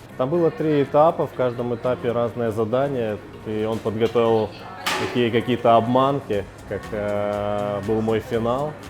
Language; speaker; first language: Russian; native; Russian